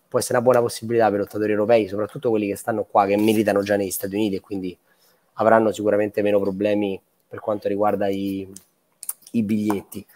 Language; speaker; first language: Italian; native; Italian